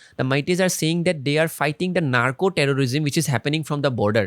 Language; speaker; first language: English; non-native, local second language; Assamese